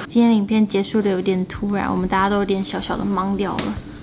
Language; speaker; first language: Chinese; native; Chinese